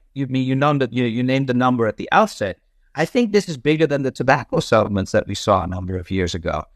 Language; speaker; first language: English; non-native, fluent; Dutch